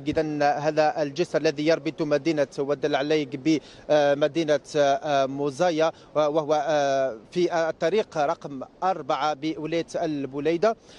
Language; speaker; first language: Arabic; native; Arabic